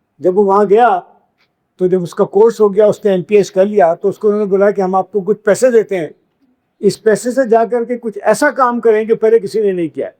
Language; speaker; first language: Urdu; native; Urdu